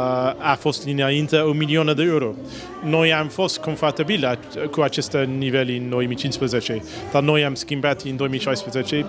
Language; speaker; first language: Romanian; non-native, learner; English